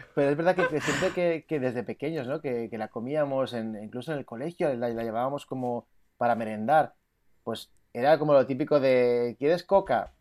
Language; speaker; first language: Spanish; native; Spanish